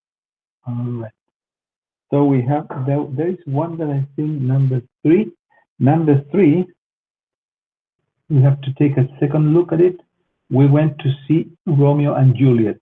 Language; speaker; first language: English; non-native, fluent; Spanish